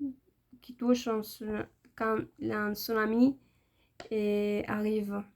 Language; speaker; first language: French; non-native, learner; Spanish